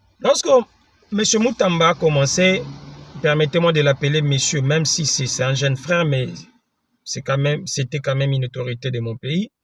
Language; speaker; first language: French; non-native, local second language; Lingala